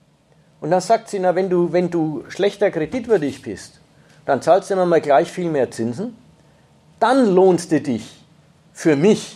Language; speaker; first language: German; native; German